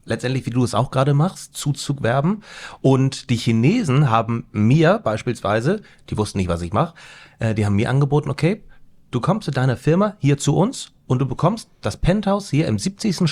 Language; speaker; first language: German; native; German